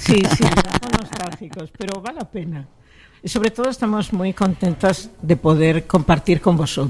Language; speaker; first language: Galician; native; Galician